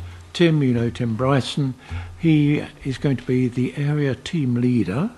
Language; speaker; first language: English; native; English